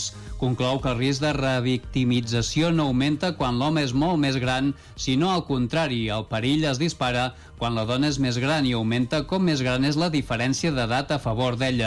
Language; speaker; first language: Catalan; native; Catalan